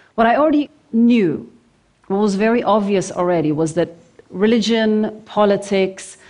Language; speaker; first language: English; non-native, fluent; Norwegian